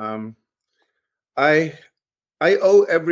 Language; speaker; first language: English; non-native, fluent; Swedish